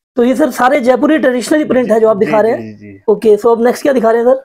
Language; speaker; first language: Hindi; native; Hindi